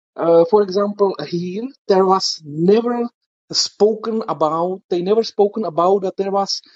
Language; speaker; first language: English; non-native, fluent; Czech